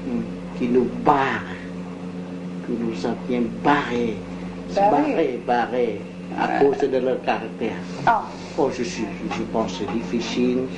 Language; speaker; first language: French; non-native, local second language; Vietnamese